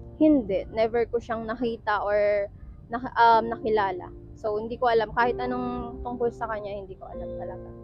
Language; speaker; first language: Filipino; native; Filipino